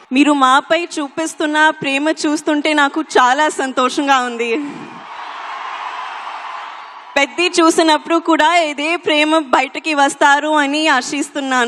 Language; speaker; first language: Telugu; non-native, learner; Hindi